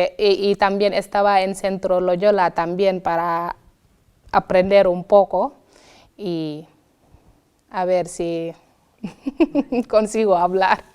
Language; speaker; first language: Spanish; non-native, fluent; Wolof